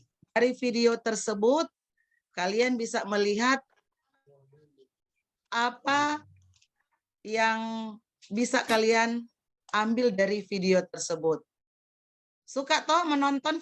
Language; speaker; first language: Indonesian; native; Indonesian